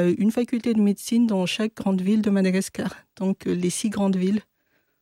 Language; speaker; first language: French; non-native, local second language; Malagasy